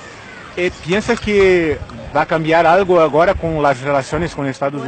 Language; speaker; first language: Spanish; non-native, learner; Portuguese